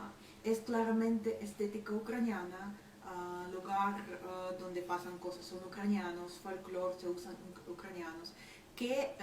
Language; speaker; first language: Spanish; non-native, fluent; Ukrainian